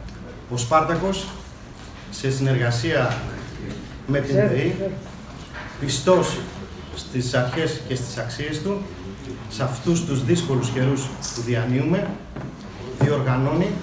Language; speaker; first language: Greek; native; Greek